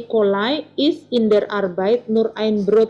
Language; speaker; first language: German; non-native, fluent; Indonesian